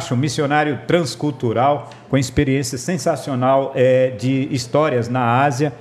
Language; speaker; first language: Portuguese; native; Portuguese